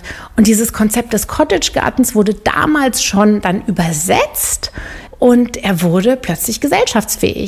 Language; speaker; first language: German; native; German